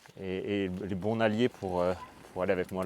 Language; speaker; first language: French; native; French